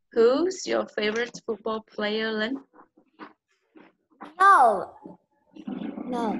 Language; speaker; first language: English; non-native, learner; Vietnamese